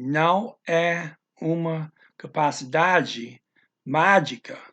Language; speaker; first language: Portuguese; non-native, learner; English